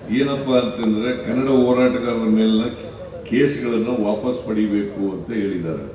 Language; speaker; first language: Kannada; native; Kannada